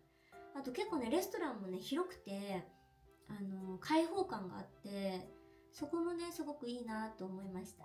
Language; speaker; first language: Japanese; native; Japanese